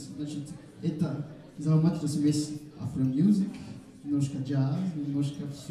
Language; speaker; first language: Russian; non-native, fluent; Malagasy